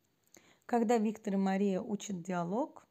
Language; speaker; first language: Russian; non-native, fluent; Azerbaijani